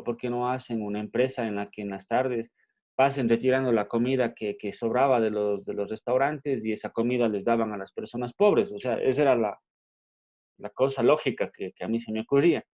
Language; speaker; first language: Spanish; native; Spanish